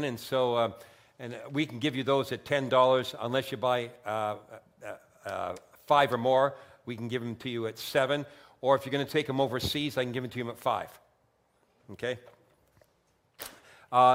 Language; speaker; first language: English; native; English